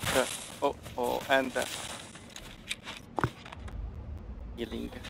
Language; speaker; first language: English; non-native, learner; Hungarian